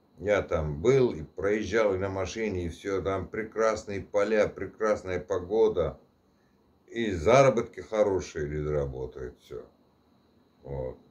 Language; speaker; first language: Russian; non-native, local second language; Turkmen